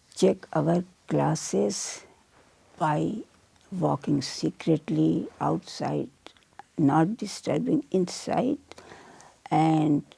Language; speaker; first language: English; non-native, local second language; Urdu